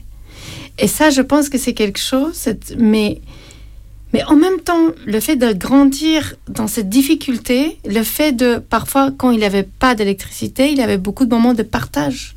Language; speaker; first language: French; non-native, fluent; Armenian